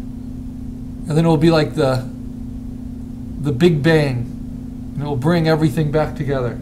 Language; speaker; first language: English; native; English